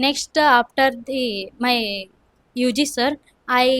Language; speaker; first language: English; non-native, local second language; Kannada